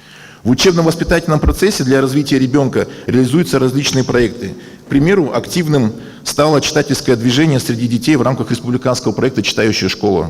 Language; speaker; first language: Russian; native; Russian